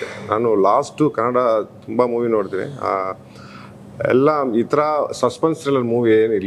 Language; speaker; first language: Kannada; non-native, learner; Tamil